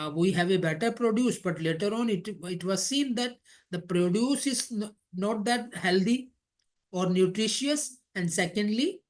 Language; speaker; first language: English; non-native, local second language; Hindi